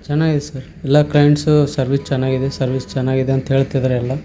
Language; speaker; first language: Kannada; native; Kannada